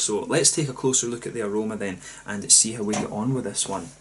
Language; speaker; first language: English; native; English